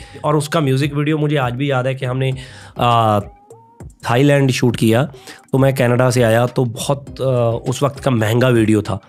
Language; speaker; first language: Hindi; non-native, local second language; Punjabi